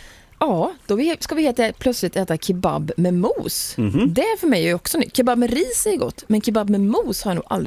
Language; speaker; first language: Swedish; native; Swedish